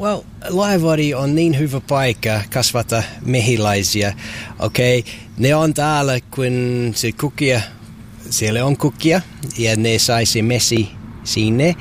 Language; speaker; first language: Finnish; non-native, learner; English